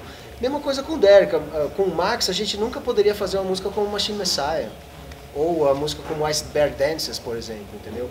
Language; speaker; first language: Portuguese; native; Portuguese